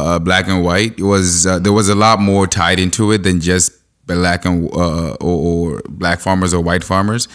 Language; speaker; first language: English; non-native, local second language; Shona